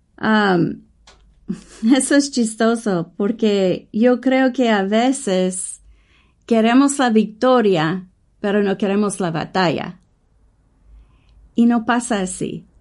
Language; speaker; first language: Spanish; non-native, learner; English